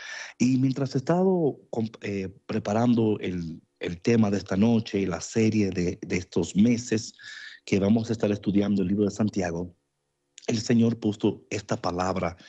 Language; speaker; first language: Spanish; native; Spanish